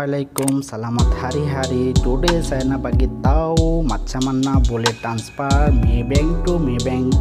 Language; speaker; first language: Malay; non-native, learner; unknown